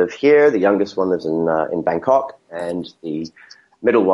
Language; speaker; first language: English; native; English